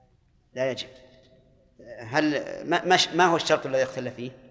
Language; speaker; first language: Arabic; native; Arabic